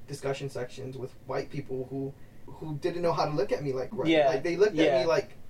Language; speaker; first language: English; early bilingual, other home language; Spanish